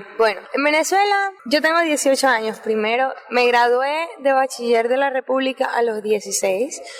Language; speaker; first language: Spanish; native; Spanish